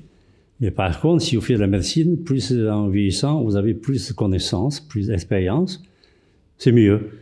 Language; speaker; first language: French; non-native, fluent; Chinese